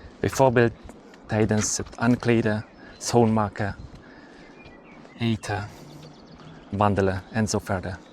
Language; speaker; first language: Dutch; non-native, learner; Hungarian